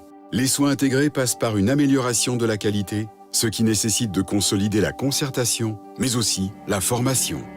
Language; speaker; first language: French; native; French